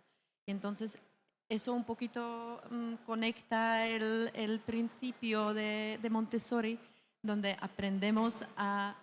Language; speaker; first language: Spanish; non-native, fluent; Czech